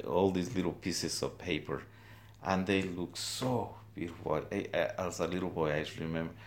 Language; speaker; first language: English; non-native, fluent; Spanish